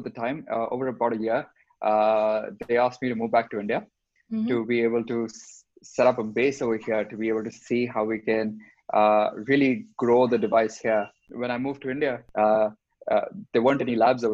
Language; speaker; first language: English; non-native, local second language; Hindi